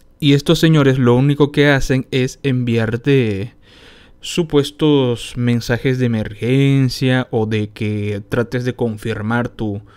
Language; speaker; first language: Spanish; native; Spanish